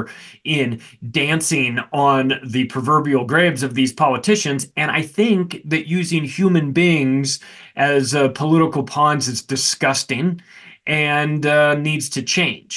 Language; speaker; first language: English; native; English